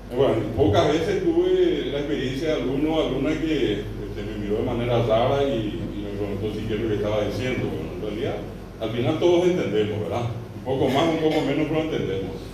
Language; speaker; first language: Spanish; non-native, local second language; Guarani